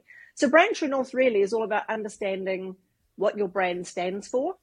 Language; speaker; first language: English; native; English